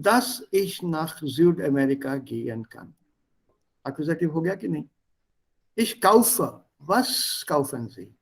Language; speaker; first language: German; non-native, fluent; Hindi